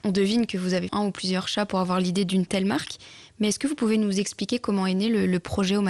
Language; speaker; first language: French; native; French